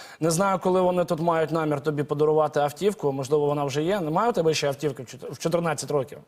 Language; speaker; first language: Ukrainian; native; Ukrainian